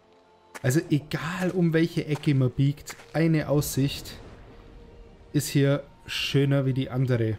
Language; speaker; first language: German; native; German